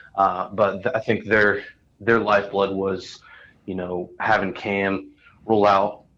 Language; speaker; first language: English; native; English